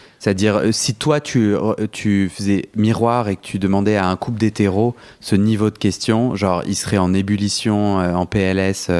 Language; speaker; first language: French; native; French